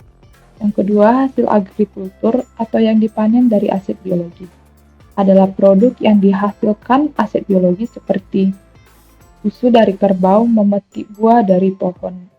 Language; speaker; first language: Indonesian; native; Indonesian